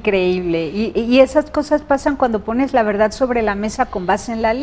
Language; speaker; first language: Spanish; native; Spanish